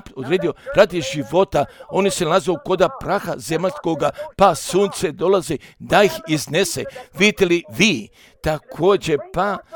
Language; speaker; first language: Croatian; early bilingual, heritage; Croatian